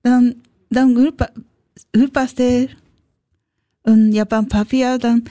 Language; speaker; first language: German; non-native, learner; Japanese